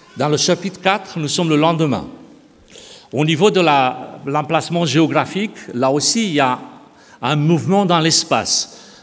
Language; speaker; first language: French; non-native, fluent; Romanian